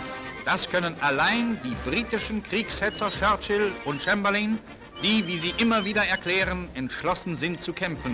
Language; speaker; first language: German; native; German